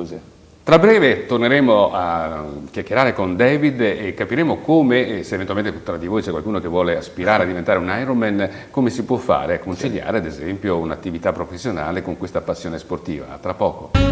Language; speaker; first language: Italian; native; Italian